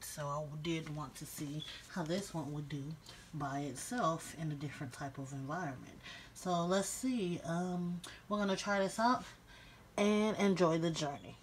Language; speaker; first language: English; native; English